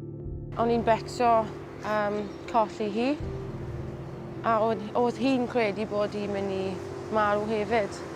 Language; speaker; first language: Welsh; non-native, local second language; English